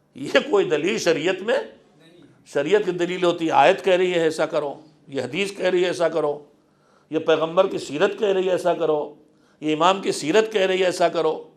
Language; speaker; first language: Urdu; native; Urdu